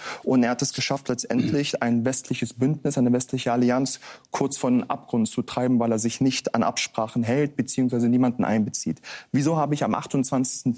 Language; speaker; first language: German; native; German